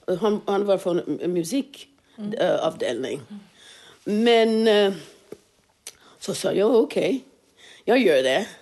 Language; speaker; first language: Swedish; non-native, fluent; English